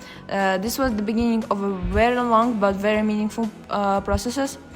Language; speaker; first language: English; non-native, fluent; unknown